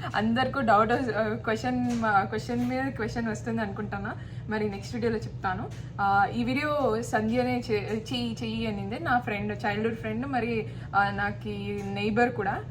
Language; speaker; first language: Telugu; non-native, local second language; Kannada